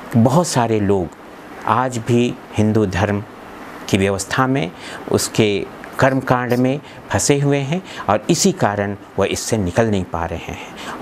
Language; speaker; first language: Hindi; native; Hindi